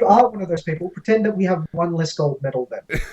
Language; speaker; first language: English; native; English